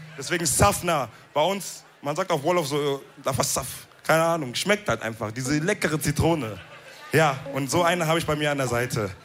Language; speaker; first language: German; early bilingual, other home language; Wolof